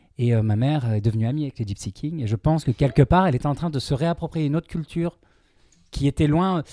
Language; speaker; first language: French; native; French